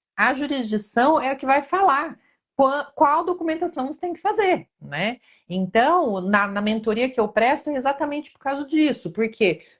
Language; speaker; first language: Portuguese; native; Portuguese